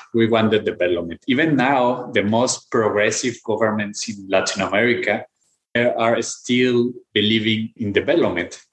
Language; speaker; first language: English; non-native, fluent; Spanish